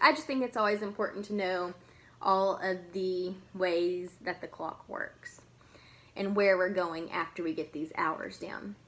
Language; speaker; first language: English; native; English